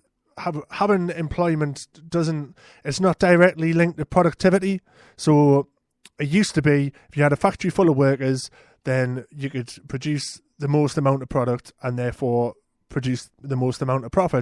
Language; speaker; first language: English; native; English